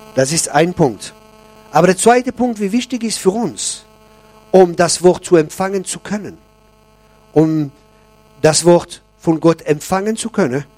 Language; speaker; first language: German; non-native, local second language; French